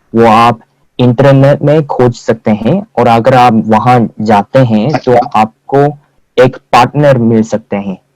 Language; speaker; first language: Hindi; non-native, fluent; Korean